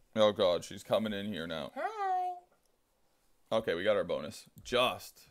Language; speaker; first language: English; native; English